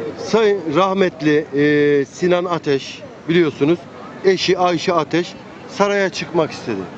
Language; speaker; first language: Turkish; native; Turkish